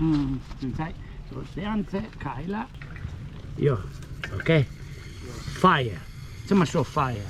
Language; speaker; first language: Chinese; non-native, learner; Italian